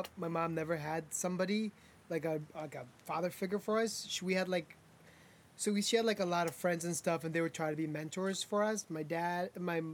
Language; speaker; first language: English; early bilingual, other home language; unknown